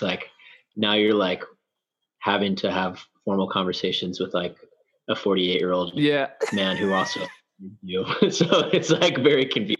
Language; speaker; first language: English; native; English